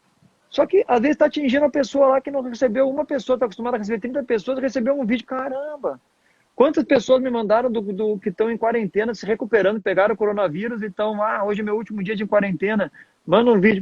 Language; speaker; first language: Portuguese; native; Portuguese